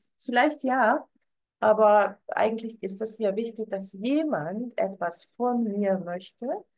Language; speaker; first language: German; non-native, fluent; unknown